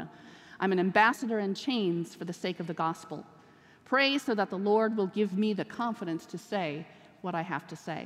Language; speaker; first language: English; native; English